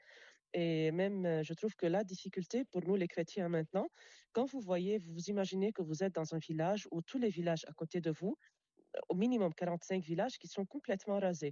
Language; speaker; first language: French; non-native, local second language; Arabic